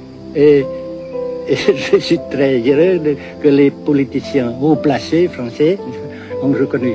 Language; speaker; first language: French; non-native, fluent; Vietnamese